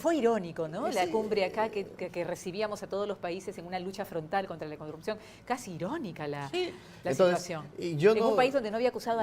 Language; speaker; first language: Spanish; native; Spanish